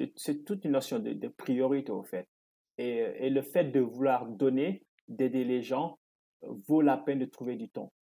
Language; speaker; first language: French; non-native, local second language; Wolof